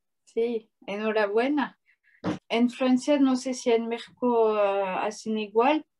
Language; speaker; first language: Spanish; non-native, learner; French